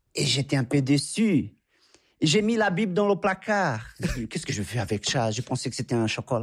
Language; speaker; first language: French; non-native, fluent; Portuguese